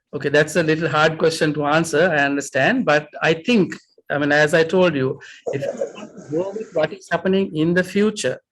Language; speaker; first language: English; non-native, local second language; Sinhala